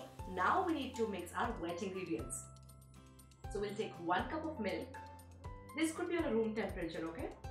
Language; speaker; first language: English; non-native, local second language; Hindi